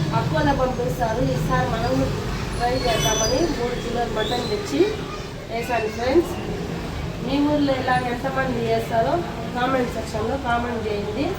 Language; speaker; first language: Telugu; non-native, local second language; Urdu